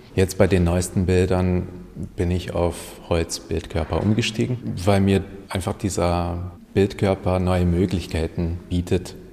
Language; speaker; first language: German; non-native, fluent; Hungarian